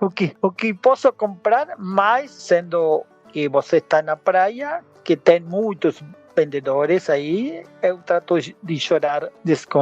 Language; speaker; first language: Portuguese; non-native, learner; Spanish